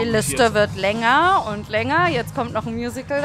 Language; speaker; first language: German; native; German